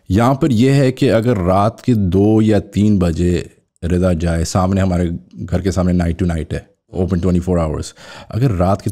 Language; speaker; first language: English; native; English